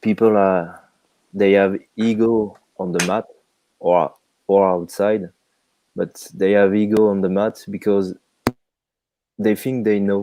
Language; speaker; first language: English; non-native, fluent; French